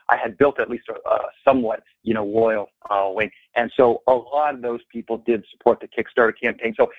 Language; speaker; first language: English; native; English